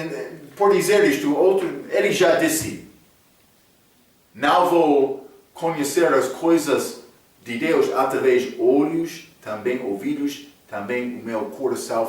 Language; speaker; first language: Portuguese; non-native, fluent; English